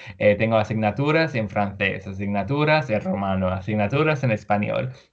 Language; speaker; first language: Spanish; non-native, fluent; Arabic